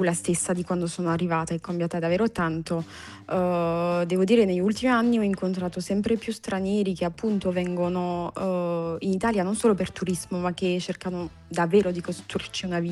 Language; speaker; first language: Italian; non-native, fluent; French